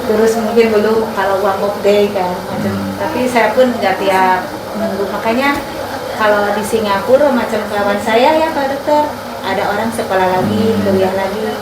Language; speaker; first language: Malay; non-native, local second language; Sundanese